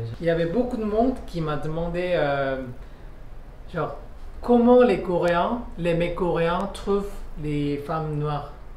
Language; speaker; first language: French; non-native, fluent; Korean